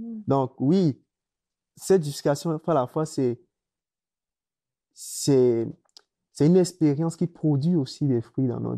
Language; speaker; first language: French; native; French